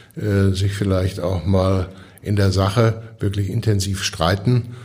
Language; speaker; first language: German; native; German